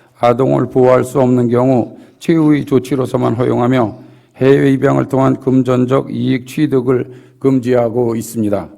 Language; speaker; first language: Korean; native; Korean